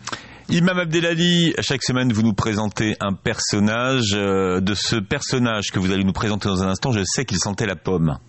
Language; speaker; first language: French; native; French